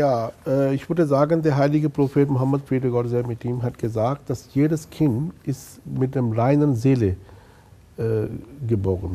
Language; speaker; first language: German; non-native, fluent; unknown